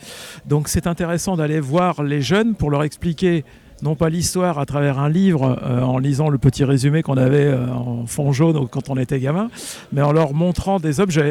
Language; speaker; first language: French; native; French